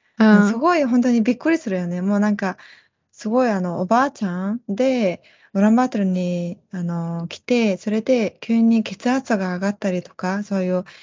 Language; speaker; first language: Japanese; non-native, fluent; Mongolian